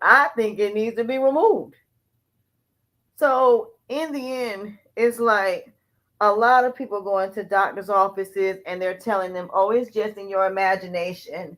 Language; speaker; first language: English; native; English